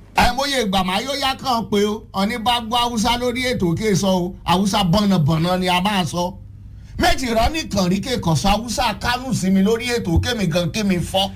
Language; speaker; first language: Yoruba; non-native, local second language; Hausa